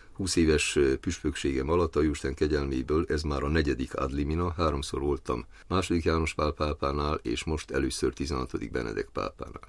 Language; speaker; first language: Hungarian; native; Hungarian